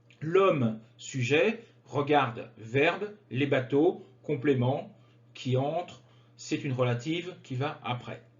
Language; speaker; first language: French; native; French